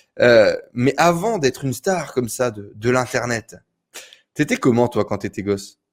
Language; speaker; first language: French; native; French